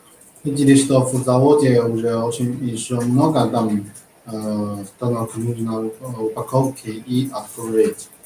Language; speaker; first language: Russian; non-native, learner; Chinese